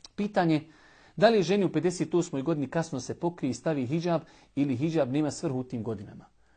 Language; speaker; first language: Bosnian; native; Bosnian